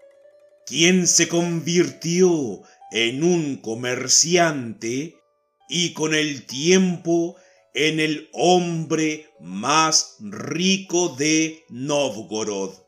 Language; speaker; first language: Spanish; native; Spanish